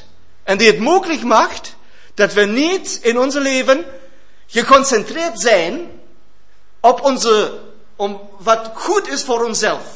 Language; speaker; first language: Dutch; non-native, learner; German